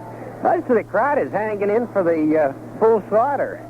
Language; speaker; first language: English; native; English